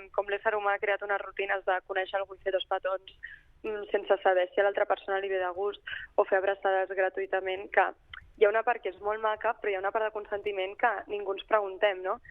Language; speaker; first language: Catalan; native; Catalan